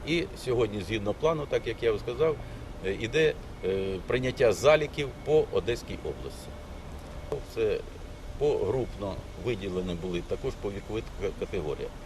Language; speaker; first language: Ukrainian; non-native, local second language; Russian